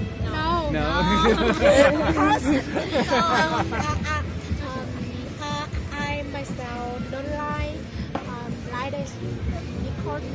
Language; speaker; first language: English; non-native, learner; Vietnamese